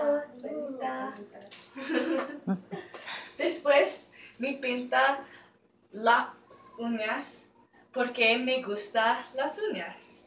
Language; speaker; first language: Spanish; non-native, learner; English